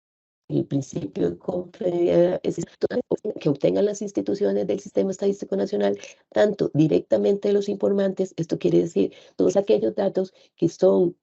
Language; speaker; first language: Spanish; native; Spanish